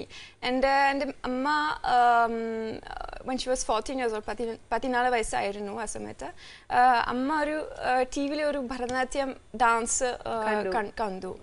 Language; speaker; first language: Malayalam; non-native, fluent; French